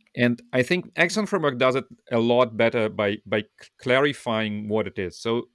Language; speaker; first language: English; non-native, fluent; Russian